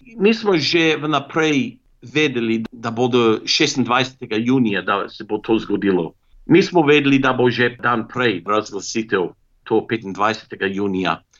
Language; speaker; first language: Slovenian; early bilingual, heritage; Slovenian